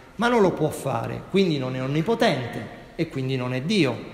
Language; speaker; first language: Italian; native; Italian